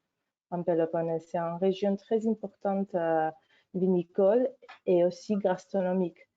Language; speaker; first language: French; non-native, fluent; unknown